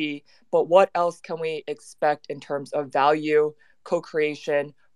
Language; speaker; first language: English; native; English